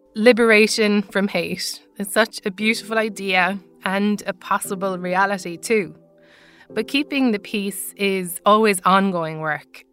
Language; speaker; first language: English; native; English